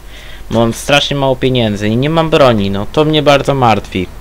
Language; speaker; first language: Polish; native; Polish